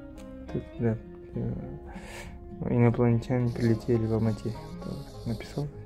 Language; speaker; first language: Russian; non-native, local second language; Kazakh